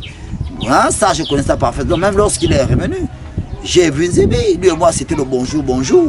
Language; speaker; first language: French; non-native, local second language; Fang